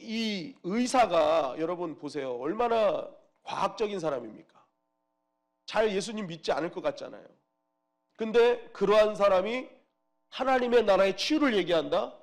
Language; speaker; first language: Korean; native; Korean